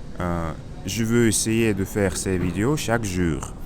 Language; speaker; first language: French; non-native, learner; Russian